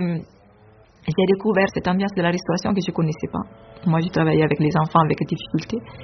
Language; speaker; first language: French; non-native, fluent; Italian